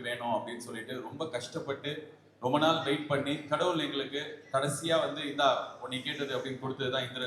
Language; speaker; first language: Tamil; native; Tamil